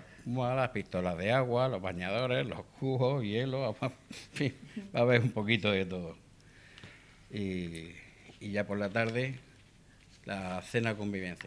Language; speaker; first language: Spanish; native; Spanish